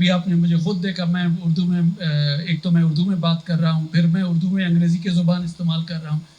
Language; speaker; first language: Urdu; non-native, local second language; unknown